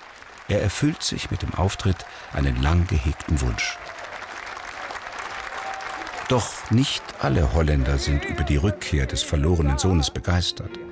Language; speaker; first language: German; native; German